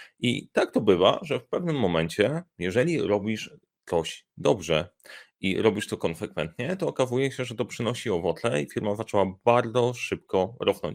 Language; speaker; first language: Polish; native; Polish